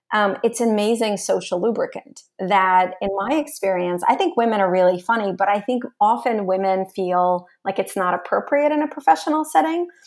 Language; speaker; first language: English; early bilingual, other home language; Russian